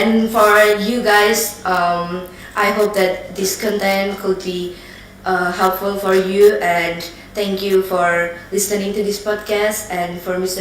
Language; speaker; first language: English; non-native, learner; Indonesian